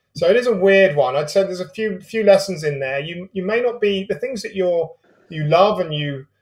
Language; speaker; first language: English; native; English